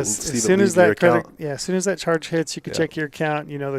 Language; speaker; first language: English; native; English